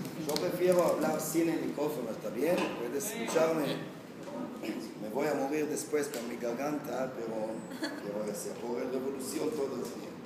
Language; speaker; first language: Spanish; non-native, fluent; Hebrew